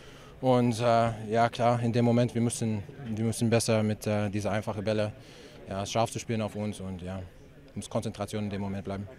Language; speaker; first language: German; non-native, fluent; English